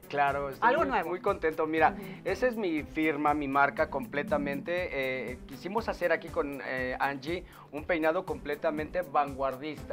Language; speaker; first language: Spanish; native; Spanish